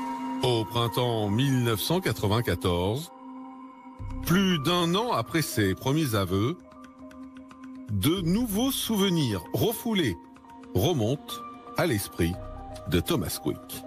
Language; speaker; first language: French; native; French